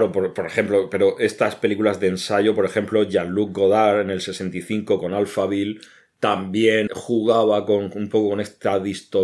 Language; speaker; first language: Spanish; native; Spanish